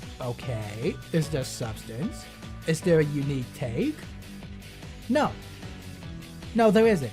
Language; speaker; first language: English; native; English